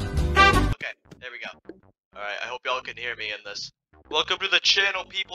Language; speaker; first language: English; native; English